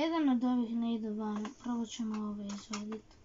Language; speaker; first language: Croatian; early bilingual, heritage; Croatian